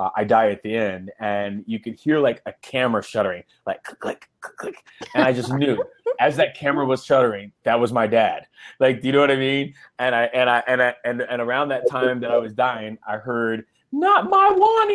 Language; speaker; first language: English; native; English